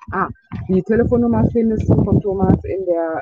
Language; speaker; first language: Spanish; non-native, learner; German